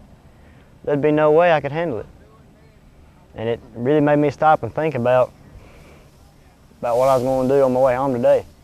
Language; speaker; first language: English; native; English